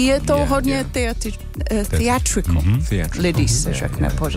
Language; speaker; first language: Czech; non-native, learner; English